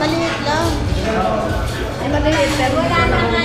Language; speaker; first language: Filipino; native; Filipino